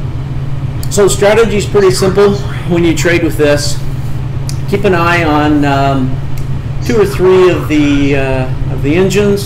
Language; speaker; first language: English; native; English